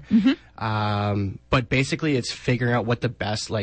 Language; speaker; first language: English; native; English